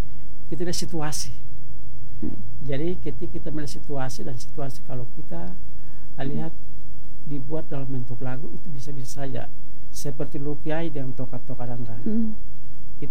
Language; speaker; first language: Indonesian; non-native, local second language; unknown